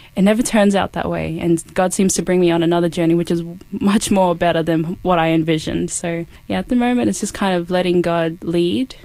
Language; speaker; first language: English; native; English